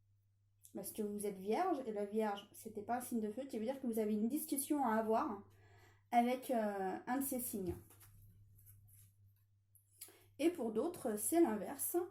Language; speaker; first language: French; native; French